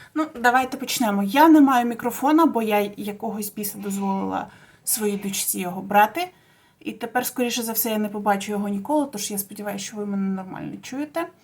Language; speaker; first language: Ukrainian; non-native, local second language; Russian